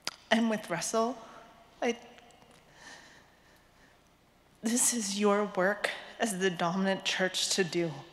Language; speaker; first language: English; native; English